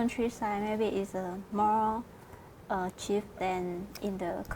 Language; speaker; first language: English; non-native, learner; Vietnamese